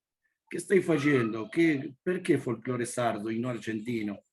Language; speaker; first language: Italian; non-native, learner; Spanish